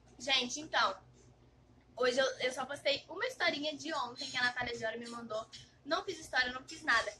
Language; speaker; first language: Portuguese; native; Portuguese